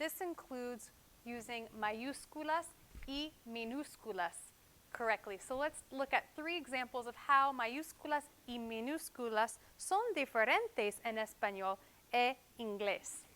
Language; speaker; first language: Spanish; non-native, fluent; English